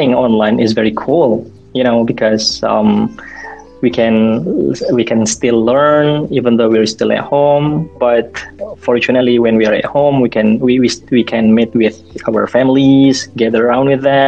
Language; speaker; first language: English; non-native, fluent; Indonesian